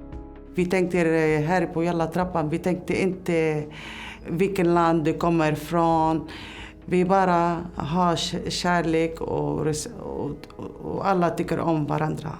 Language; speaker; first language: Swedish; non-native, learner; Arabic